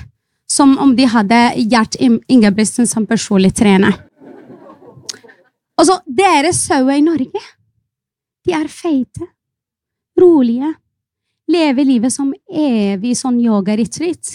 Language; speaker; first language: Norwegian; non-native, fluent; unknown